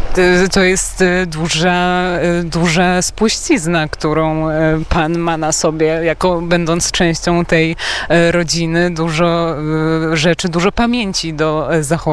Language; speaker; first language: Polish; native; Polish